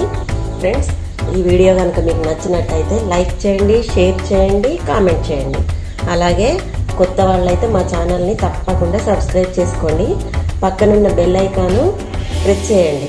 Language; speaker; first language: Telugu; native; Telugu